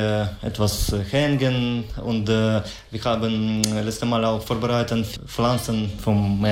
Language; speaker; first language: German; non-native, learner; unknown